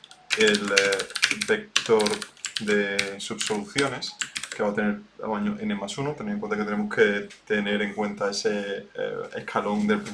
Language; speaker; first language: Spanish; native; Spanish